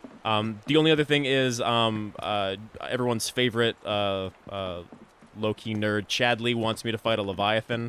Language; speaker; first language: English; native; English